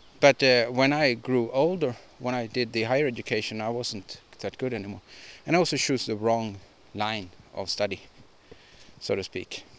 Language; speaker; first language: English; non-native, fluent; Swedish